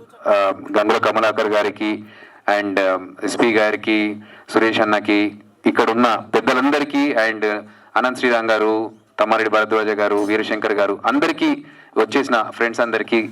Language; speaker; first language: Telugu; native; Telugu